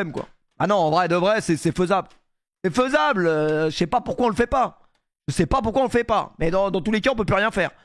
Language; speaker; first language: French; native; French